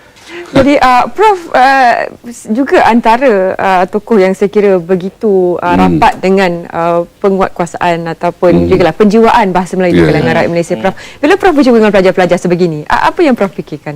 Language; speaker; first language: Malay; native; Malay